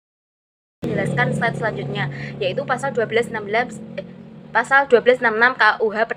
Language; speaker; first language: Indonesian; native; Indonesian